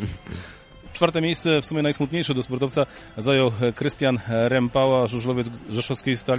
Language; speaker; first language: Polish; native; Polish